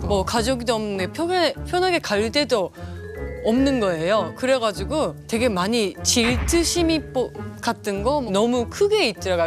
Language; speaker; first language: Korean; non-native, fluent; Japanese